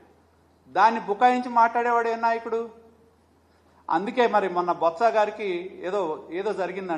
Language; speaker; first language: Telugu; native; Telugu